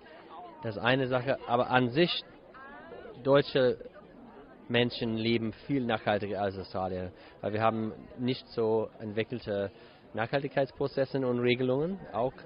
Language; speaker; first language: German; non-native, fluent; English